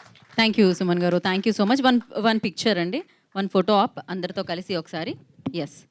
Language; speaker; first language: Telugu; native; Telugu